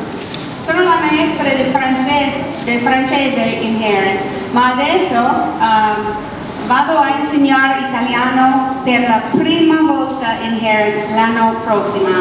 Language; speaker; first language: Italian; non-native, learner; English